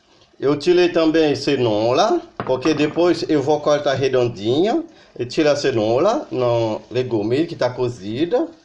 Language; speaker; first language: Portuguese; non-native, learner; Haitian Creole